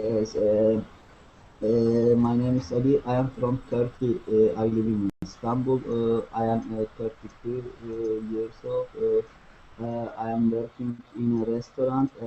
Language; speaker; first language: English; non-native, learner; Turkish